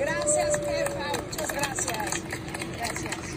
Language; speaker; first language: Spanish; native; Spanish